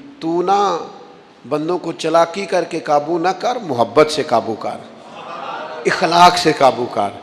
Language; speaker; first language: Urdu; non-native, local second language; Punjabi